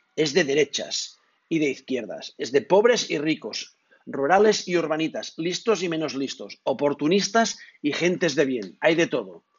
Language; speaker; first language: Spanish; non-native, local second language; Catalan